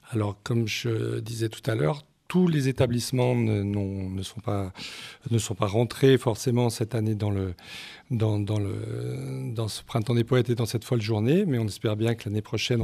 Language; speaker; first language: French; native; French